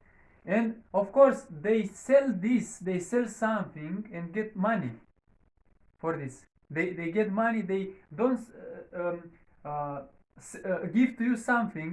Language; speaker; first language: English; non-native, learner; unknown